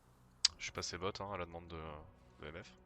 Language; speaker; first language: French; native; French